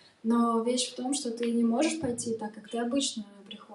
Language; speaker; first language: Russian; native; Russian